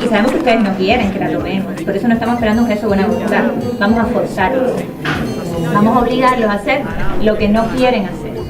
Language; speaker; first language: Spanish; native; Spanish